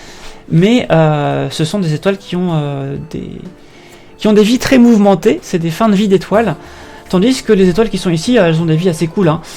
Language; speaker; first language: French; native; French